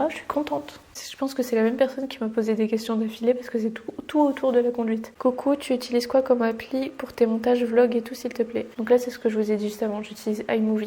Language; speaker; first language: French; native; French